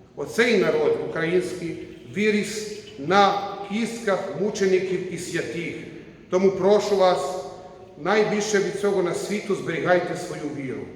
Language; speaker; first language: Ukrainian; non-native, learner; Croatian